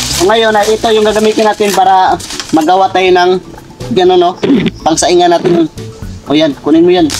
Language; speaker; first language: Filipino; non-native, local second language; Cebuano